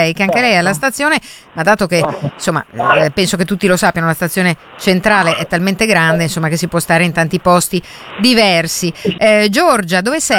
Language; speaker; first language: Italian; native; Italian